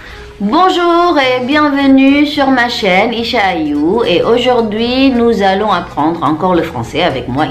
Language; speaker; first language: French; non-native, learner; Indonesian